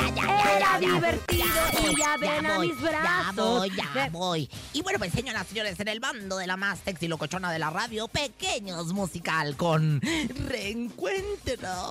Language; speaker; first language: Spanish; native; Spanish